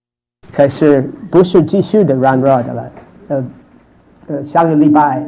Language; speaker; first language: Chinese; non-native, fluent; English